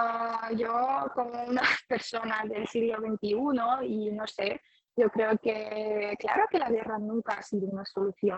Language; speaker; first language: Spanish; non-native, fluent; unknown